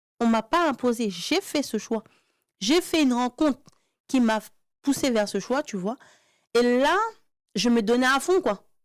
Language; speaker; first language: French; early bilingual, other home language; Haitian Creole